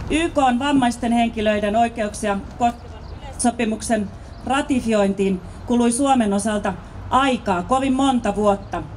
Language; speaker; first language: Finnish; native; Finnish